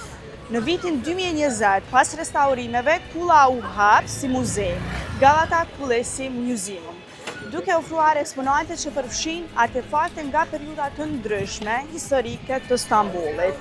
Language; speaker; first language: Albanian; native; Albanian